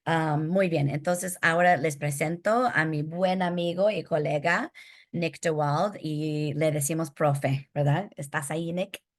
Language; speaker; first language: Spanish; early bilingual, heritage; Spanish